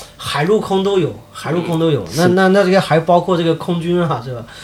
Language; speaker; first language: Chinese; native; Chinese